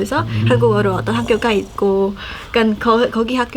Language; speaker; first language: Korean; non-native, fluent; Khmer